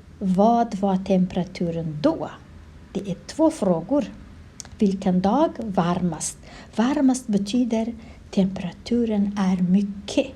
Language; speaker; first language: Swedish; non-native, learner; Kurdish